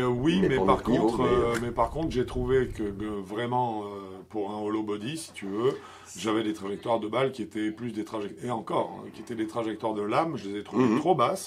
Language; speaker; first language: French; native; French